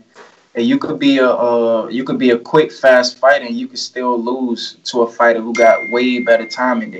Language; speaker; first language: English; native; English